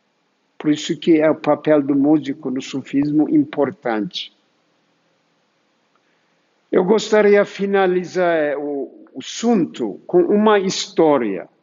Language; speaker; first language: Portuguese; non-native, fluent; Turkish